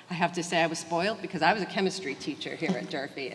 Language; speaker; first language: English; early bilingual, other home language; Portuguese